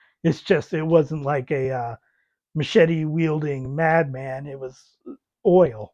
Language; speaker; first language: English; native; English